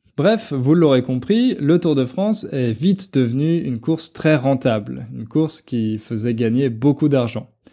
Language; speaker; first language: French; native; French